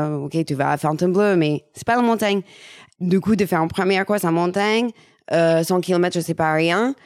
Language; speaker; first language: French; non-native, fluent; English